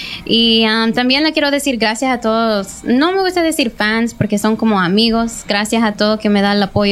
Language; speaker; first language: Spanish; early bilingual, heritage; Spanish